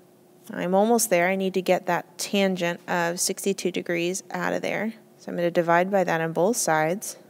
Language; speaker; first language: English; native; English